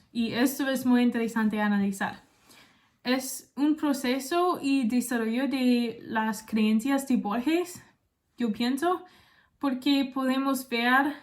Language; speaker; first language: Spanish; non-native, learner; English